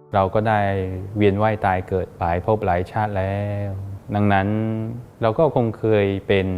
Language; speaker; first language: Thai; non-native, fluent; Malay